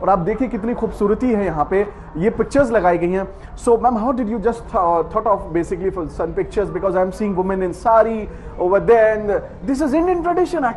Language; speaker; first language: Hindi; native; Hindi